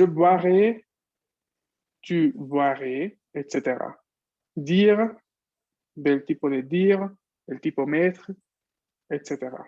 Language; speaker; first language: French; non-native, fluent; Spanish